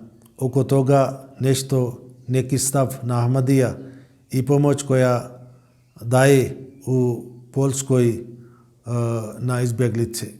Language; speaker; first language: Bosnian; non-native, learner; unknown